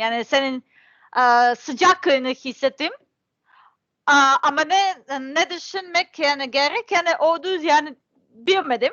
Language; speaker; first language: Turkish; non-native, learner; Serbian